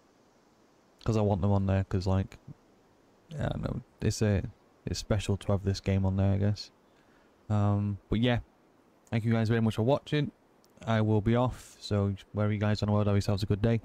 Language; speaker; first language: English; native; English